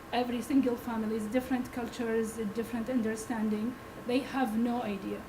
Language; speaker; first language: English; non-native, learner; Arabic